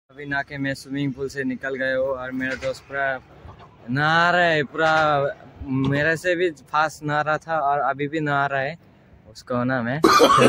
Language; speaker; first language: Hindi; non-native, local second language; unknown